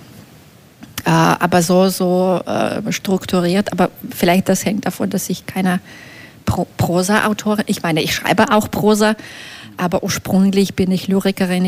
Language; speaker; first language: German; non-native, fluent; Belarusian